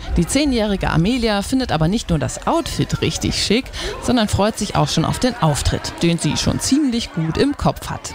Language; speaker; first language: German; native; German